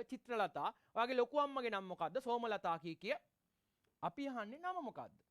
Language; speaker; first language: Sinhala; non-native, local second language; Tamil